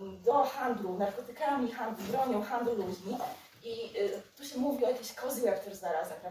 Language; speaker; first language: Polish; native; Polish